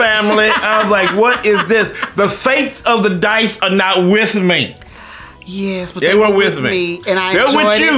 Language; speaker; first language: English; native; English